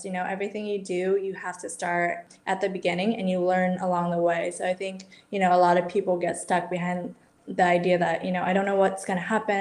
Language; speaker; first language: English; native; English